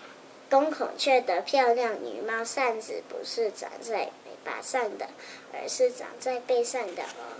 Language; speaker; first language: Chinese; native; Chinese